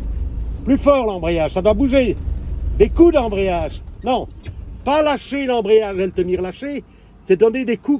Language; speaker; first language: French; native; French